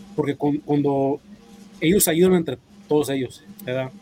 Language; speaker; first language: Spanish; early bilingual, heritage; Spanish